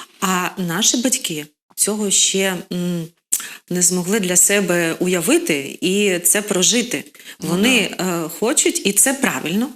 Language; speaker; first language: Ukrainian; non-native, local second language; Russian